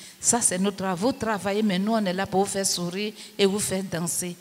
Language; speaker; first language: French; non-native, local second language; Baoulé